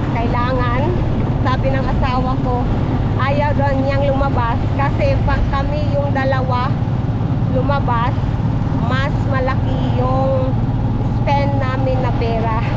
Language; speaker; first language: Filipino; non-native, local second language; Cebuano